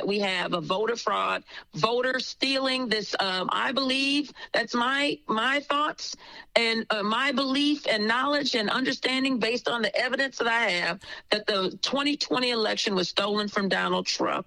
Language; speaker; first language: English; native; English